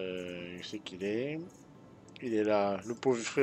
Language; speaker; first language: French; native; French